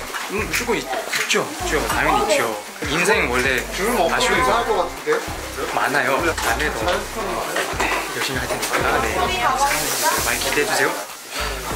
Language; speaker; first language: Korean; non-native, fluent; Chinese